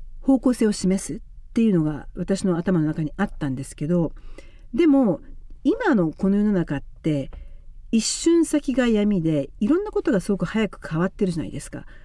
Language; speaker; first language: Japanese; native; Japanese